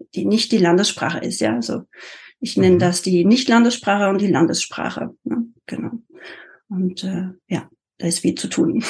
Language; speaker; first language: German; non-native, fluent; French